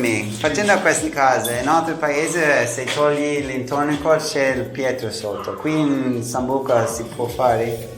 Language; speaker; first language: Italian; non-native, learner; English